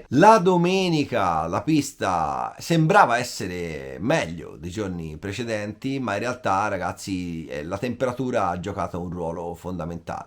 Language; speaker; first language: Italian; native; Italian